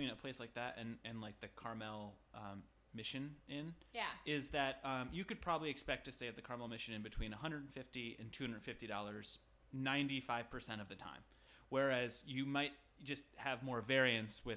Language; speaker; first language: English; native; English